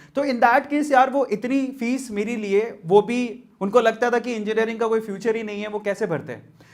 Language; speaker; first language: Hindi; native; Hindi